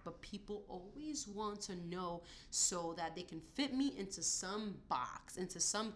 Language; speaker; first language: English; native; English